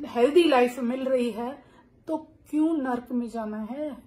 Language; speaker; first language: Hindi; native; Hindi